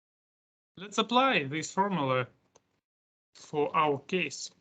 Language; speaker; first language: English; non-native, fluent; Russian